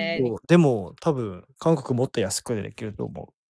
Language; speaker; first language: Japanese; native; Japanese